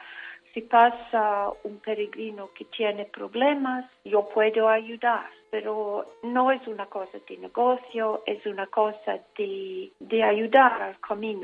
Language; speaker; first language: Spanish; non-native, fluent; English